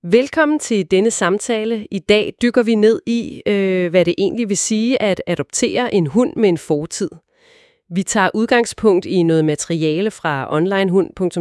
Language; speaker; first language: Danish; native; Danish